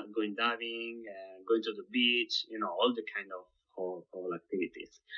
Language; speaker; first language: English; non-native, fluent; Italian